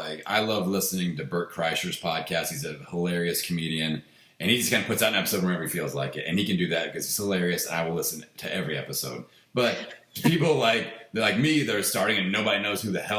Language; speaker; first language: English; native; English